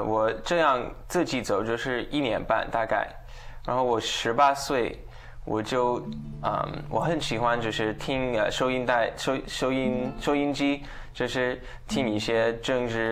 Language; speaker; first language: Chinese; non-native, fluent; English